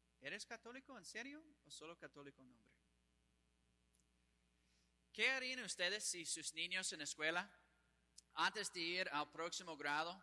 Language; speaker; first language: Spanish; non-native, fluent; English